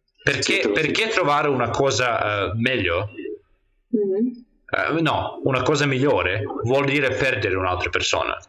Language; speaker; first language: Italian; non-native, fluent; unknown